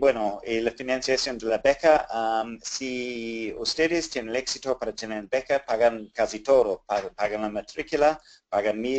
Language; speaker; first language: Spanish; non-native, fluent; English